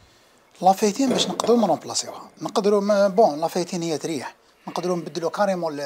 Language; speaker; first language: Arabic; native; Arabic